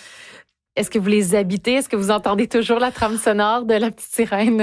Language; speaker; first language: French; native; French